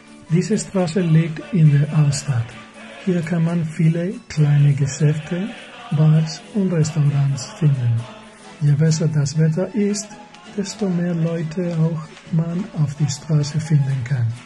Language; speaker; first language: German; non-native, learner; Spanish